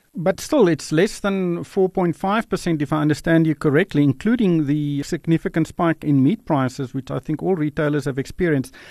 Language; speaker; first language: English; non-native, local second language; Afrikaans